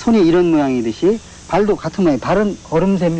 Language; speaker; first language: Korean; native; Korean